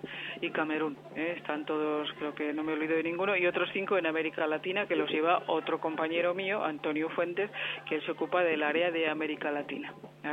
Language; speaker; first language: Spanish; native; Spanish